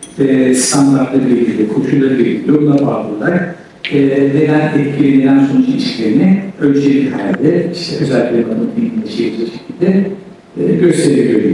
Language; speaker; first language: Turkish; native; Turkish